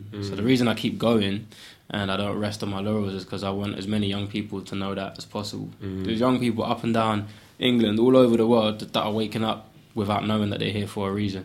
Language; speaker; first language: English; native; English